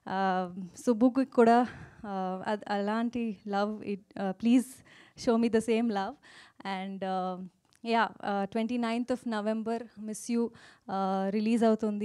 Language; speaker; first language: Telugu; non-native, fluent; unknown